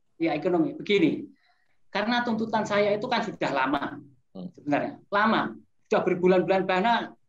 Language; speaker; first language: Indonesian; native; Indonesian